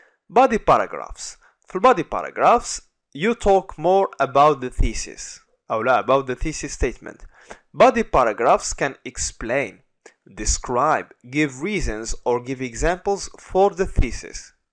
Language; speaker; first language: English; non-native, fluent; Arabic